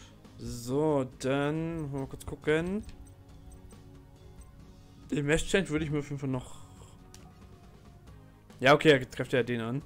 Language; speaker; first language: German; native; German